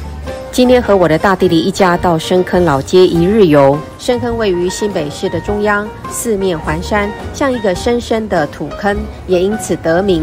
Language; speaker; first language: Chinese; native; Chinese